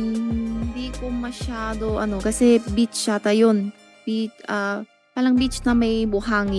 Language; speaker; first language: Filipino; non-native, learner; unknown